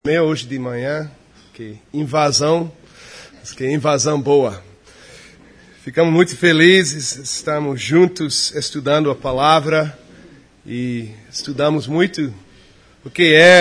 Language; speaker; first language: Portuguese; non-native, fluent; English